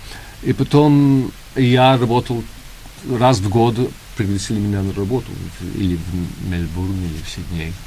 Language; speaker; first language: Russian; early bilingual, heritage; Russian